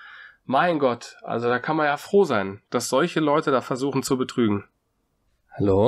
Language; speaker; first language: German; native; German